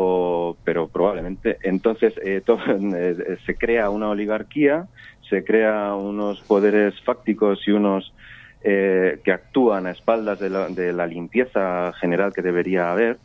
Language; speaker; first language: Spanish; native; Spanish